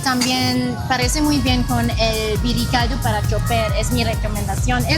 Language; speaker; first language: Spanish; non-native, learner; Chinese